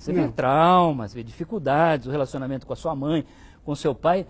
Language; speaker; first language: Portuguese; native; Portuguese